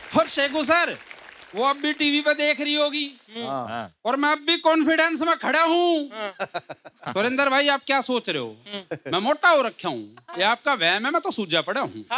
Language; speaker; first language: Hindi; native; Hindi